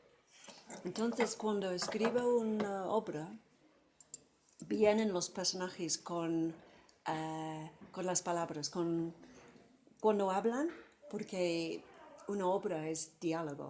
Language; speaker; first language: Spanish; non-native, fluent; English